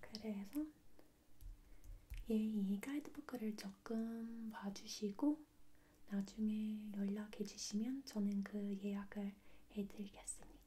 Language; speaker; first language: Korean; non-native, fluent; English